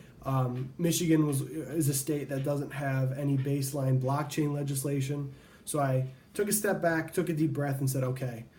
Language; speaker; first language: English; native; English